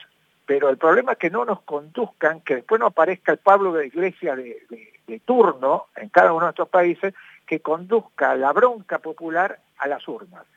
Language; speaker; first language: Spanish; native; Spanish